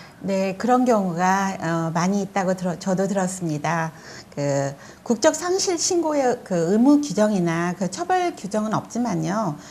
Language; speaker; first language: Korean; native; Korean